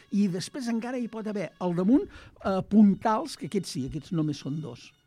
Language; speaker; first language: Catalan; native; Catalan